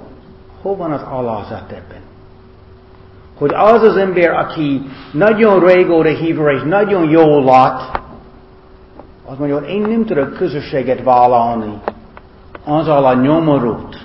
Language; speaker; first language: Hungarian; non-native, learner; English